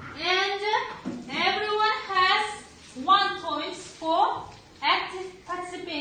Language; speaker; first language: English; non-native, learner; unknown